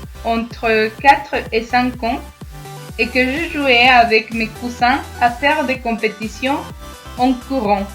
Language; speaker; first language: French; non-native, fluent; Spanish